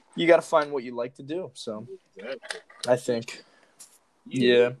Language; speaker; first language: English; native; English